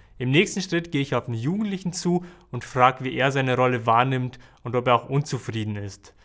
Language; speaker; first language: German; native; German